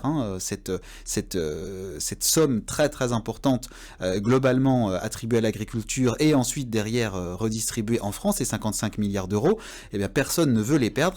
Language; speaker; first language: French; native; French